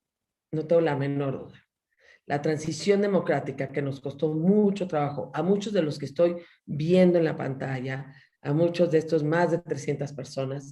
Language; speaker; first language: Spanish; native; Spanish